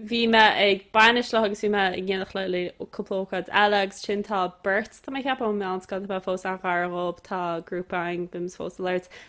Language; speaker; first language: Irish; native; Irish